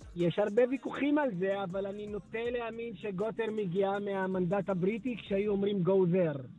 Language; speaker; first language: Hebrew; non-native, local second language; Arabic